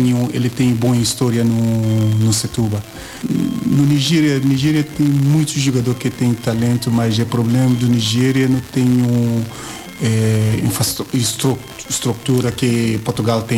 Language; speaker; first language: Portuguese; non-native, learner; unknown